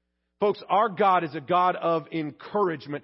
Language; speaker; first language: English; native; English